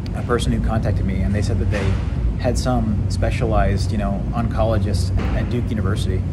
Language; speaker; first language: English; native; English